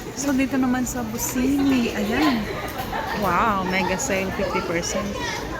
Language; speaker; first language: Filipino; native; Filipino